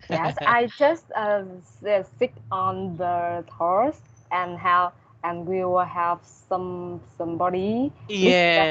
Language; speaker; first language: English; non-native, learner; Vietnamese